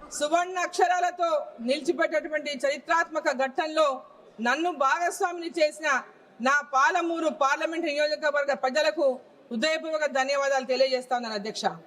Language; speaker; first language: Telugu; native; Telugu